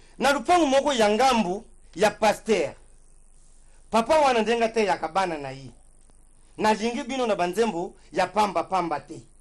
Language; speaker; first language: Lingala; non-native, local second language; Kituba (Democratic Republic of Congo)